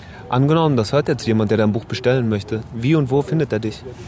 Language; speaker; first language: German; native; German